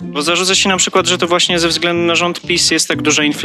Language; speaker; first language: Polish; native; Polish